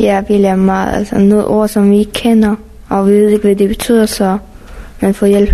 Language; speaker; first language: Danish; non-native, learner; Persian